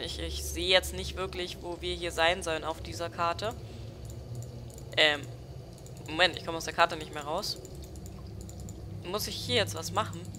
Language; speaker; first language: German; native; German